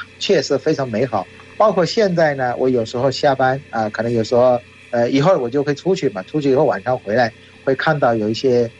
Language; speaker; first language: Chinese; non-native, fluent; Bangla